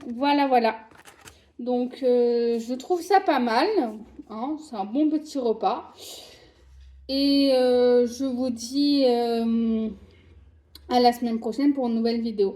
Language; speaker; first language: French; native; French